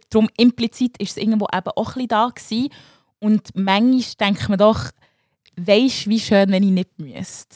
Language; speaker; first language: German; early bilingual, other home language; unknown